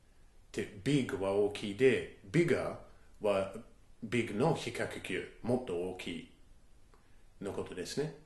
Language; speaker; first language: Japanese; non-native, fluent; English